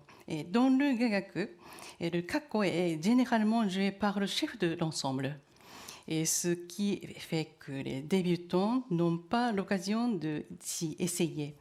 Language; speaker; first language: French; non-native, learner; Japanese